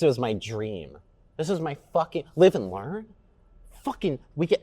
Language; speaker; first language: English; native; English